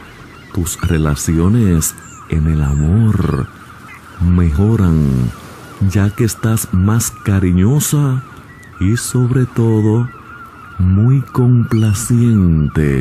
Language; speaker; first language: Spanish; native; Spanish